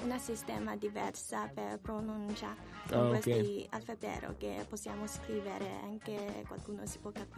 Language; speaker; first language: Italian; non-native, learner; Chinese